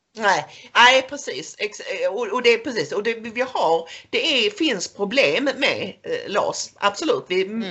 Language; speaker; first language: Swedish; native; Swedish